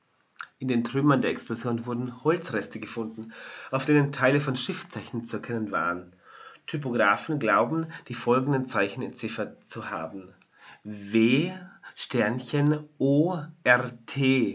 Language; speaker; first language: German; native; German